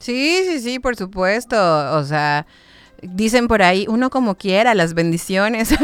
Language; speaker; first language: Spanish; native; Spanish